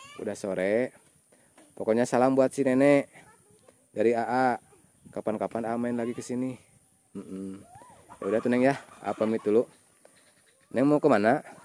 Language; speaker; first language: Indonesian; non-native, local second language; Sundanese